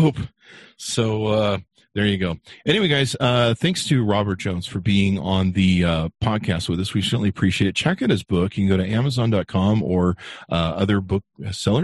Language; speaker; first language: English; native; English